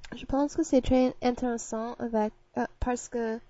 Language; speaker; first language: French; non-native, learner; English